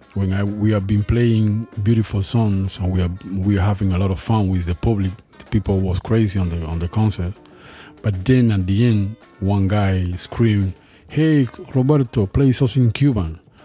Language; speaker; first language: English; non-native, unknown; Spanish